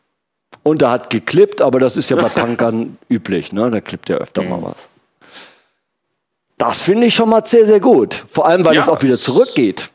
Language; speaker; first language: German; native; German